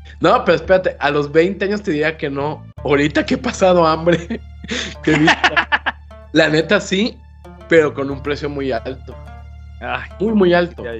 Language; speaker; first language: Spanish; native; Spanish